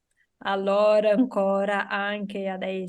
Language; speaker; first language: Italian; non-native, fluent; Portuguese